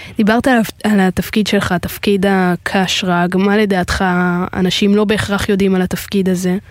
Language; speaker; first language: Hebrew; native; Hebrew